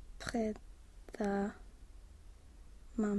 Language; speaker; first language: French; non-native, learner; Swedish